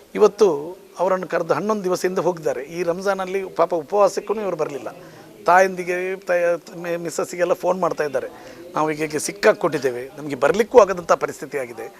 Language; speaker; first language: Kannada; native; Kannada